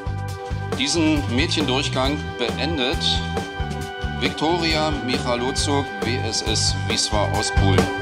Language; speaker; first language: German; native; German